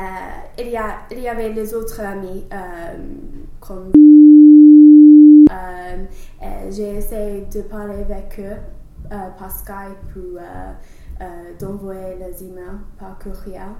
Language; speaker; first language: French; non-native, learner; English